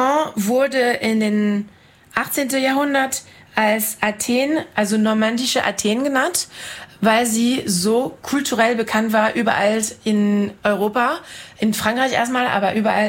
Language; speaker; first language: German; non-native, fluent; French